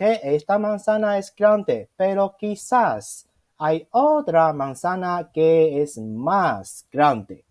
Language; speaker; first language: Spanish; non-native, fluent; Chinese